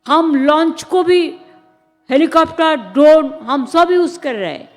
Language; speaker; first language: Hindi; non-native, local second language; Bangla